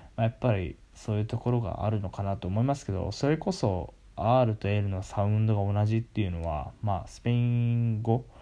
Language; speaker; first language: Japanese; native; Japanese